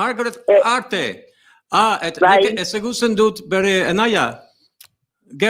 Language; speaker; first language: Basque; non-native, learner; English